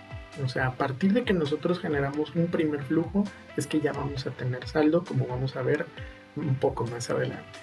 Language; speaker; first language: Spanish; native; Spanish